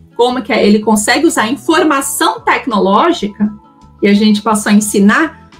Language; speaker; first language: Portuguese; native; Portuguese